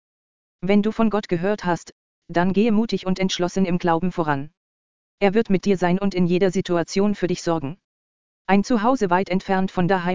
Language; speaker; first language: German; native; German